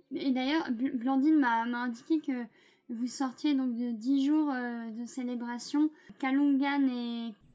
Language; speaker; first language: French; native; French